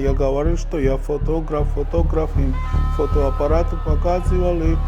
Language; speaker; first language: Russian; non-native, learner; Georgian